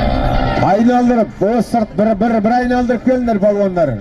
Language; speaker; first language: Kazakh; native; Kazakh